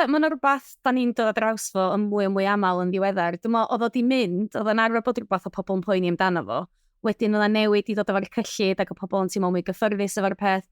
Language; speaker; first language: Welsh; native; Welsh